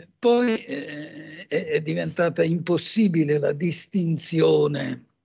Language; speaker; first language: Italian; native; Italian